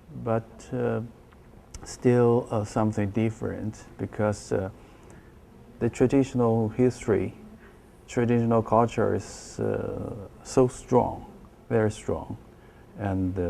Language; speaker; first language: English; non-native, learner; Chinese